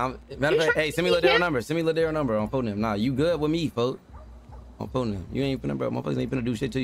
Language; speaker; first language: English; native; English